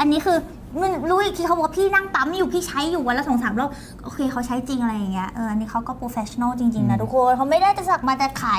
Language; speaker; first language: Thai; early bilingual, other home language; Korean